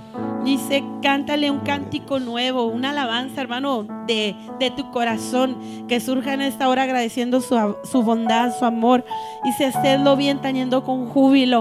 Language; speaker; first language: Spanish; native; Spanish